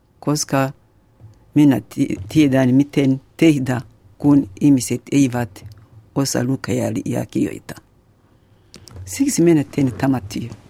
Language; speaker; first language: Finnish; non-native, learner; Kinyarwanda